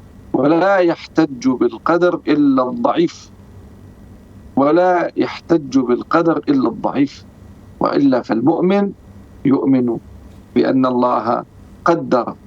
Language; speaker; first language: Arabic; native; Arabic